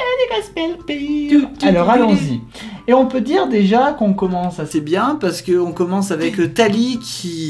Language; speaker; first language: French; native; French